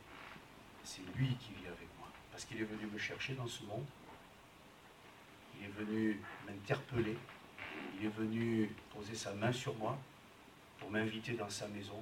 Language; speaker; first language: French; native; French